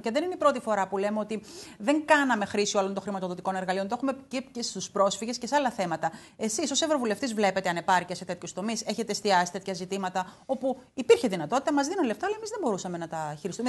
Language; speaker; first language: Greek; native; Greek